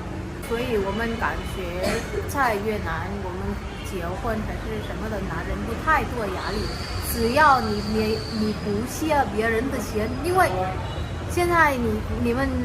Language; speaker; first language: Chinese; non-native, learner; Vietnamese